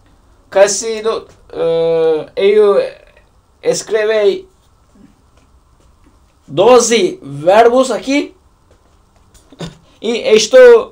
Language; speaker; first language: Portuguese; non-native, learner; Turkish